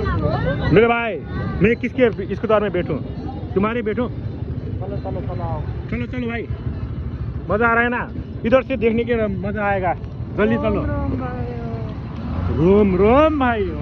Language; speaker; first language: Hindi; non-native, learner; Nepali